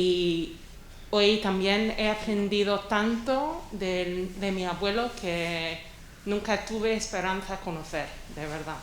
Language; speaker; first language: Spanish; non-native, fluent; English